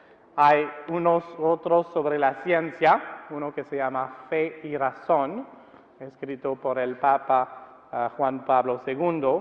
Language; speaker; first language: Spanish; non-native, fluent; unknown